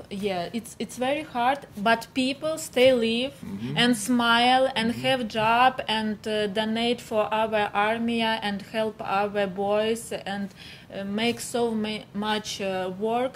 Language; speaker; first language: English; non-native, learner; Ukrainian